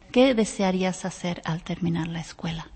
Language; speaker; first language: Spanish; non-native, fluent; Czech